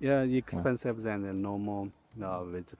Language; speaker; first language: English; non-native, learner; Chinese